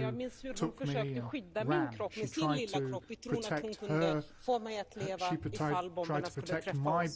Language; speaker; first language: Swedish; early bilingual, other home language; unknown